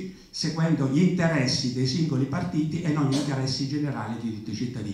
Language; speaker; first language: Italian; native; Italian